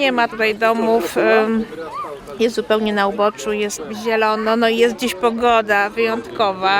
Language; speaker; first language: Polish; native; Polish